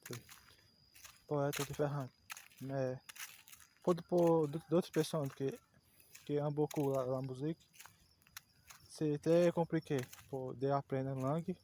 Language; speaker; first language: French; non-native, learner; Portuguese